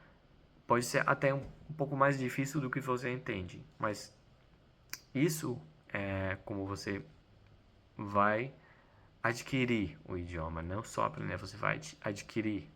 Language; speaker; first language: Portuguese; non-native, fluent; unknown